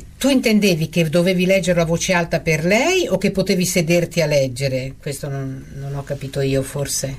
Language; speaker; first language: Italian; native; Italian